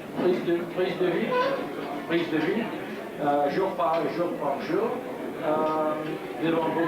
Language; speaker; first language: French; non-native, learner; English